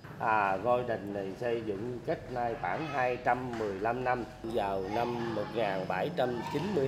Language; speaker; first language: Vietnamese; native; Vietnamese